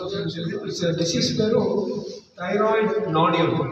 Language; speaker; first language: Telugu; non-native, learner; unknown